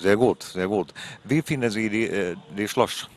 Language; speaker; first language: German; non-native, fluent; Finnish